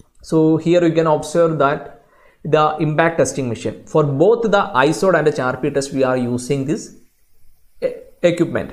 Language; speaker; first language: English; non-native, local second language; Malayalam